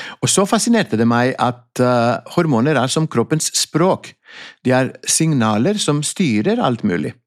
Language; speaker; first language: Norwegian; non-native, fluent; Greek